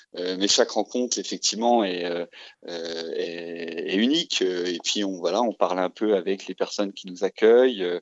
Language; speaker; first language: French; native; French